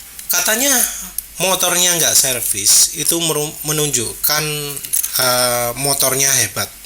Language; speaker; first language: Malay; non-native, local second language; Javanese